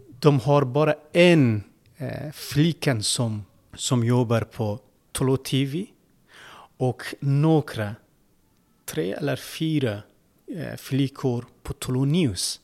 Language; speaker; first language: Swedish; non-native, learner; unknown